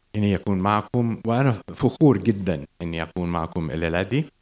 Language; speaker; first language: Arabic; non-native, fluent; English